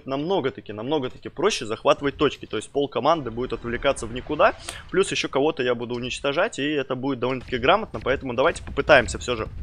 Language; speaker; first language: Russian; native; Russian